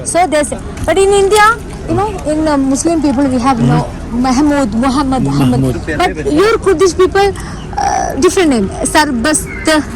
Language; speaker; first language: English; non-native, local second language; Malayalam